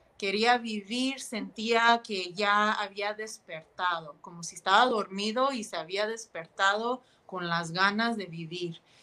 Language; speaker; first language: Spanish; early bilingual, heritage; Spanish